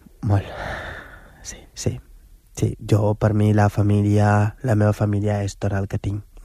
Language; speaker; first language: Catalan; non-native, fluent; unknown